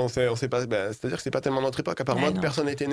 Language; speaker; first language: French; native; French